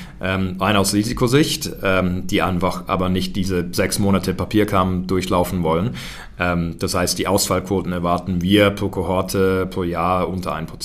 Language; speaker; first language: German; early bilingual, heritage; German